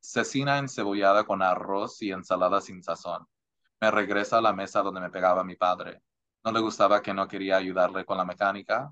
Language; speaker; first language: Spanish; early bilingual, heritage; Spanish